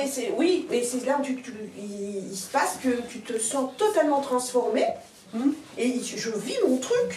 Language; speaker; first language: French; native; French